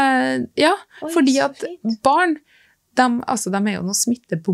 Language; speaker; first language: Norwegian; native; Norwegian